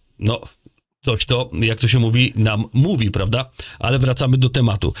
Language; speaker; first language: Polish; native; Polish